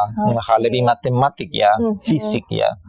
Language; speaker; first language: Indonesian; non-native, fluent; Spanish